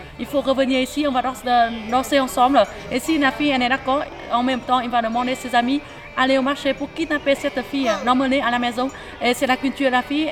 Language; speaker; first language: French; non-native, fluent; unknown